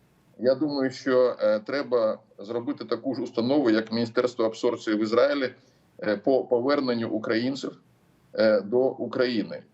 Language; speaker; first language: Ukrainian; non-native, local second language; Russian